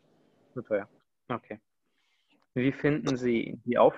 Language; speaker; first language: German; non-native, fluent; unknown